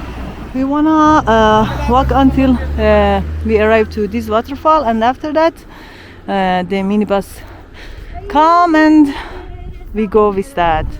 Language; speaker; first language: English; non-native, learner; Kurdish